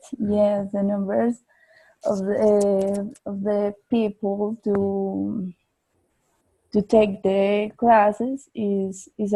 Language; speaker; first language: English; non-native, learner; Spanish